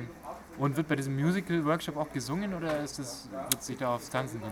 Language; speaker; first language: German; native; German